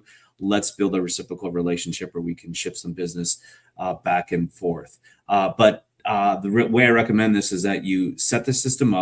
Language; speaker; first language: English; native; English